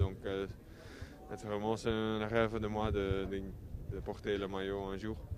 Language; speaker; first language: French; non-native, local second language; Dutch